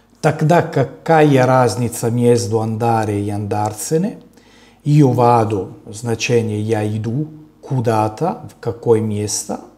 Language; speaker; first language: Russian; non-native, learner; Italian